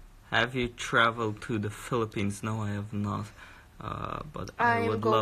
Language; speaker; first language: English; non-native, learner; Russian